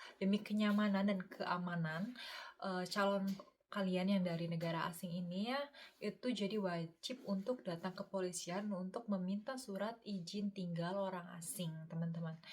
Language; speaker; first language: Indonesian; native; Indonesian